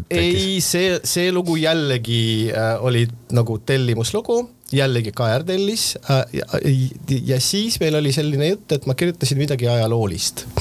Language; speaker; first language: Estonian; non-native, local second language; Russian